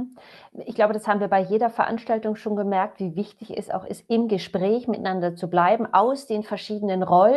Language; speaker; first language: German; native; German